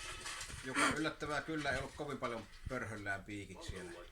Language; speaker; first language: Finnish; native; Finnish